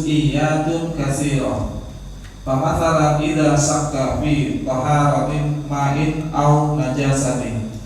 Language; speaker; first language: Arabic; non-native, learner; Indonesian